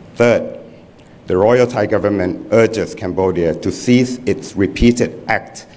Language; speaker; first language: English; non-native, fluent; Thai